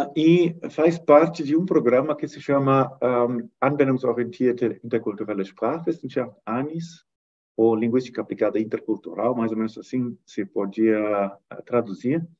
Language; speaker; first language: Portuguese; non-native, fluent; German